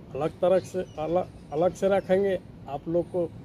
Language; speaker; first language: Hindi; non-native, local second language; Odia